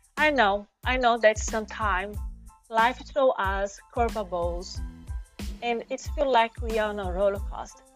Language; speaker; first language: English; non-native, fluent; Portuguese